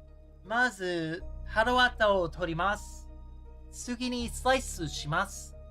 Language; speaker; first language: Japanese; non-native, learner; English